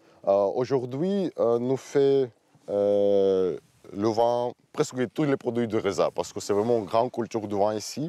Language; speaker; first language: French; non-native, fluent; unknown